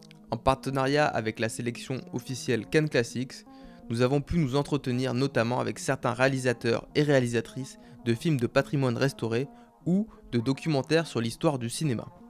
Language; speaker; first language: French; native; French